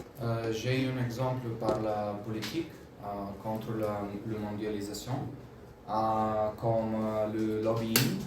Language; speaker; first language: French; non-native, learner; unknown